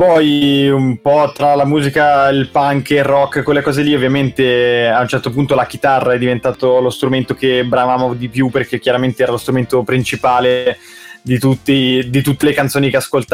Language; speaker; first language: Italian; native; Italian